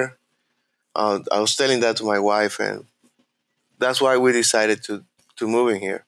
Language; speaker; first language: English; non-native, fluent; Spanish